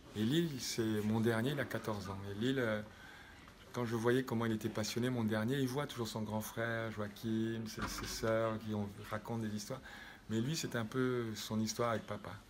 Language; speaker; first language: French; native; French